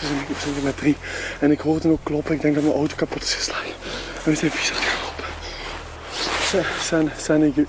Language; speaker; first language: Dutch; native; Dutch